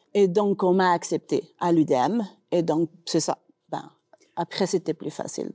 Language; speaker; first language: French; non-native, fluent; Spanish